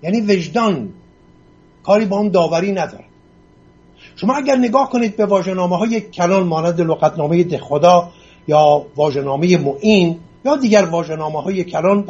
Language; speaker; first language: Persian; non-native, local second language; Assyrian Neo-Aramaic